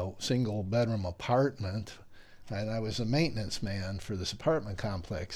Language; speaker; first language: English; native; English